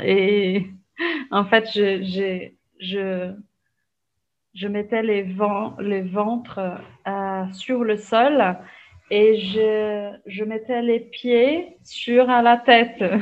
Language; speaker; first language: French; non-native, fluent; Portuguese